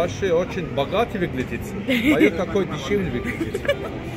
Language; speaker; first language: Russian; non-native, learner; Turkish